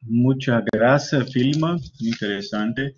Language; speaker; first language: Spanish; non-native, learner; Portuguese